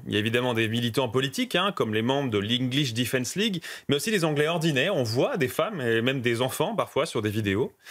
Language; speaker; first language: French; native; French